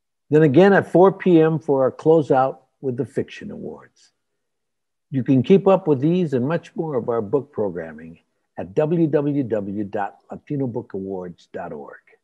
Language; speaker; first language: English; native; English